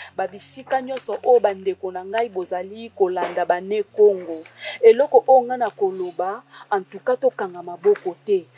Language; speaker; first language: Lingala; non-native, local second language; Kongo